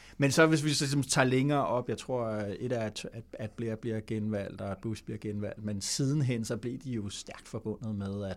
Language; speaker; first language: Danish; native; Danish